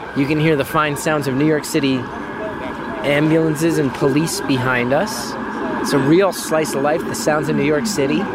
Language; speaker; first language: English; native; English